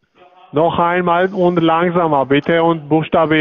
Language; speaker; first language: German; non-native, learner; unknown